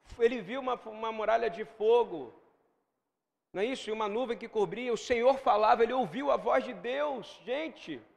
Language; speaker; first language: Portuguese; native; Portuguese